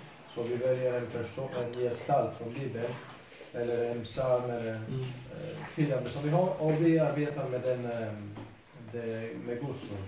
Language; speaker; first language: Swedish; non-native, fluent; Spanish